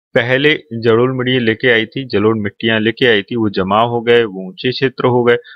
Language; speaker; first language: Hindi; native; Hindi